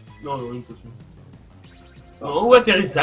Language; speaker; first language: French; native; French